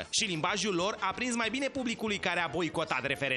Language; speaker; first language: Romanian; native; Romanian